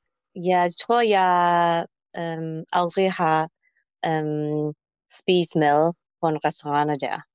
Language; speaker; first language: Danish; non-native, learner; English